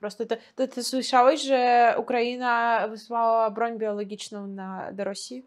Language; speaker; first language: Polish; non-native, fluent; Russian